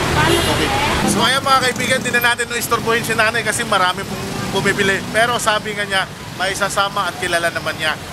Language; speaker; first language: Filipino; native; Filipino